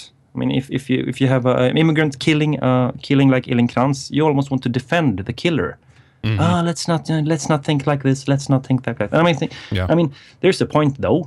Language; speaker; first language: English; non-native, fluent; Swedish